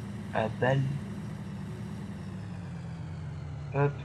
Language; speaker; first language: French; native; French